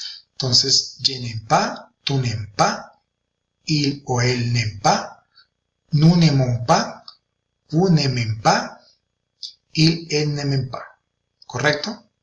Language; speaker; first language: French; non-native, fluent; Spanish